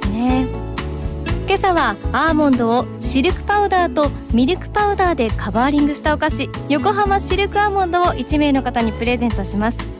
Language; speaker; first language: Japanese; native; Japanese